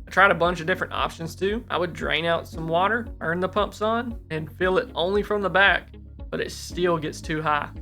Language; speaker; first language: English; native; English